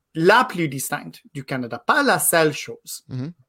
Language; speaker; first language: French; non-native, fluent; English